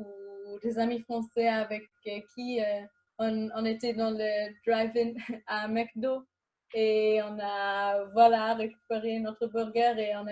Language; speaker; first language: French; non-native, fluent; German